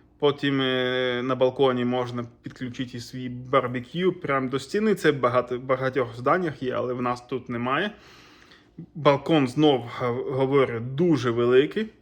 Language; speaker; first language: Ukrainian; non-native, local second language; Russian